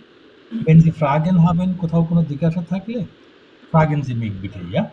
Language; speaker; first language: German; non-native, fluent; Bangla